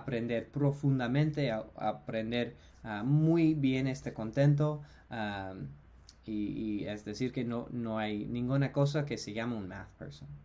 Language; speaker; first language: Spanish; non-native, fluent; English